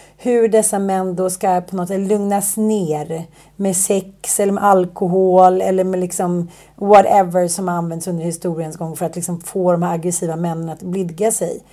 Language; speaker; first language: Swedish; native; Swedish